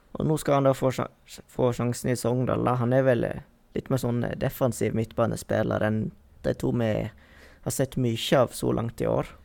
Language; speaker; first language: Norwegian; native; Norwegian